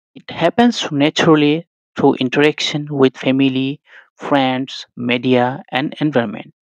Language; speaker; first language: English; non-native, local second language; Assamese